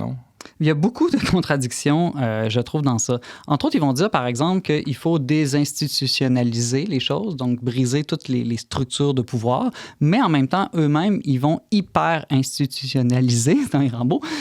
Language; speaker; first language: French; native; French